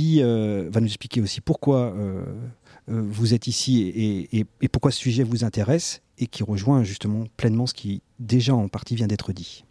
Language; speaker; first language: French; native; French